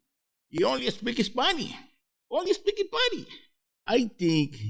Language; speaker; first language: English; non-native, learner; Spanish